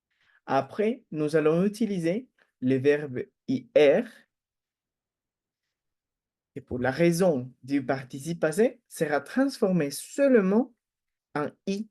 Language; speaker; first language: French; non-native, fluent; Spanish